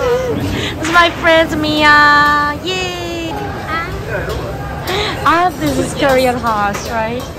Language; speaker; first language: English; non-native, learner; Korean